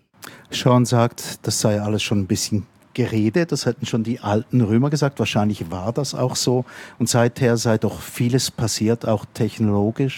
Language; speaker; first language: German; native; German